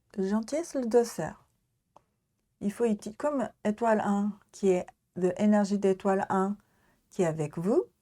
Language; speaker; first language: French; non-native, learner; Japanese